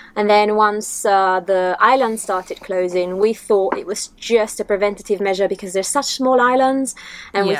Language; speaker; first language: English; non-native, fluent; Italian